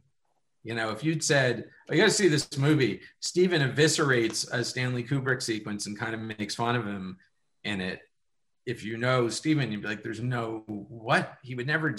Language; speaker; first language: English; native; English